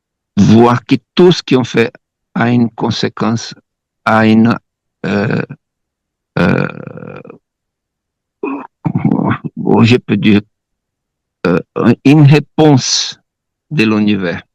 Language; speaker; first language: French; non-native, fluent; Portuguese